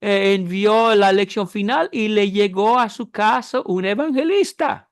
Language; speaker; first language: Spanish; non-native, fluent; English